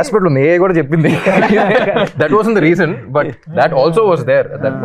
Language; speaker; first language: Telugu; native; Telugu